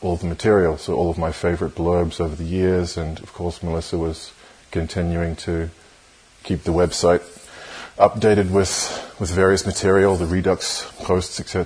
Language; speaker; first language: English; native; English